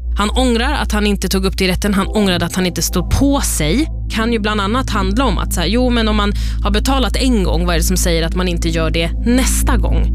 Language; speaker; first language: Swedish; native; Swedish